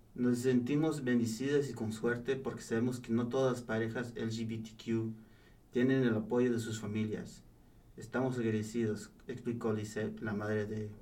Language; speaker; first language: Spanish; early bilingual, heritage; Spanish